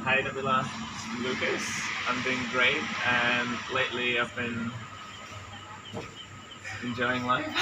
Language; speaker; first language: English; non-native, fluent; Czech